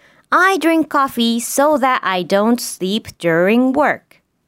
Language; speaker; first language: English; non-native, fluent; Japanese